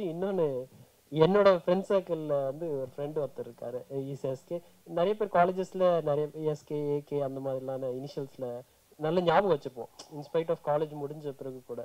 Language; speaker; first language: Tamil; native; Tamil